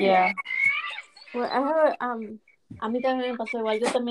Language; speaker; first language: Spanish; early bilingual, heritage; Spanish